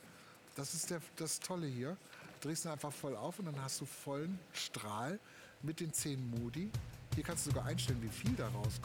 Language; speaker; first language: German; native; German